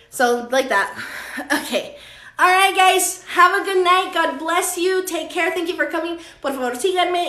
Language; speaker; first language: English; early bilingual, other home language; Spanish